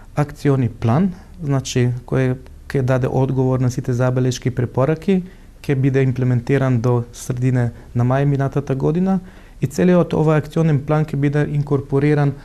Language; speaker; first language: Macedonian; non-native, fluent; Slovenian